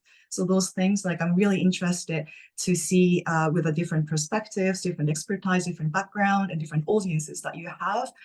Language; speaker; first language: English; non-native, fluent; Japanese